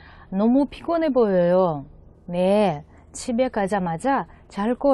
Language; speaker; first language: Korean; non-native, fluent; Russian